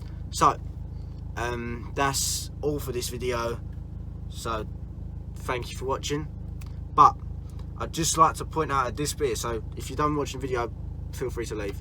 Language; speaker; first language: English; native; English